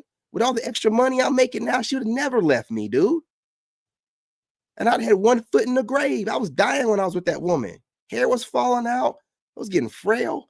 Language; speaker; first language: English; native; English